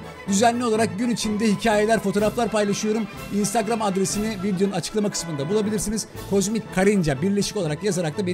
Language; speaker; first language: Turkish; native; Turkish